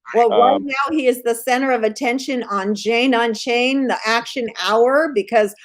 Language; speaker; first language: English; native; English